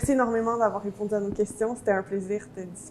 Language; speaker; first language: French; native; French